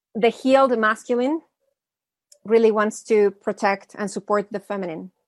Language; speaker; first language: English; early bilingual, other home language; Spanish